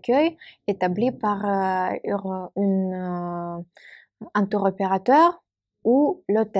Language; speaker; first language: French; non-native, fluent; Russian